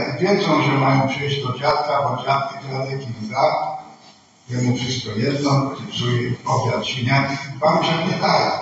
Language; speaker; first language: Polish; non-native, fluent; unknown